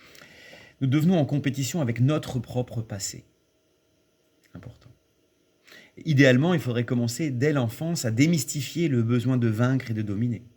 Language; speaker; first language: French; native; French